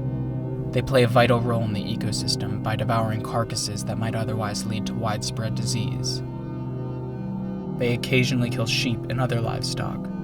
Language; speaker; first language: English; native; English